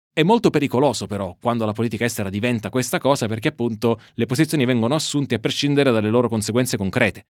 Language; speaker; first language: Italian; native; Italian